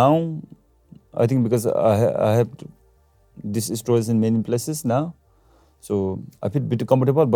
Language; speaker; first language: English; non-native, local second language; Sherpa